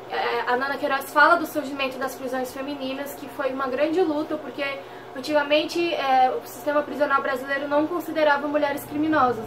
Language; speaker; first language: Portuguese; native; Portuguese